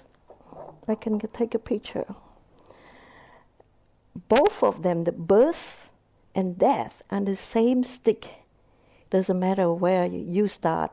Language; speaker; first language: English; non-native, fluent; Vietnamese